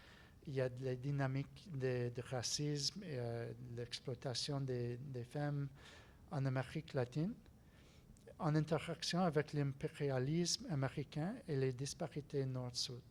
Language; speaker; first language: French; non-native, learner; English